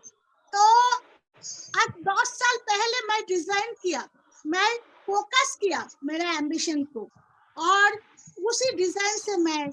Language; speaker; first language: Hindi; non-native, local second language; Bangla